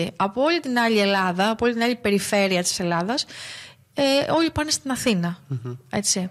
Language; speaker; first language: Greek; native; Greek